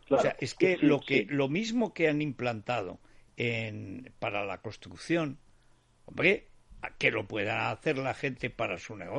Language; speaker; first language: Spanish; native; Spanish